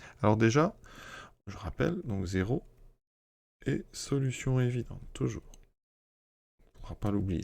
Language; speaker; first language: French; native; French